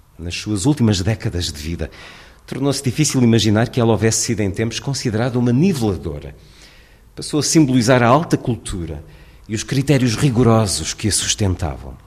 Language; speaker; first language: Portuguese; native; Portuguese